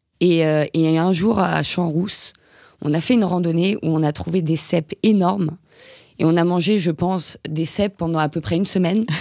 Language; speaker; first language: French; native; French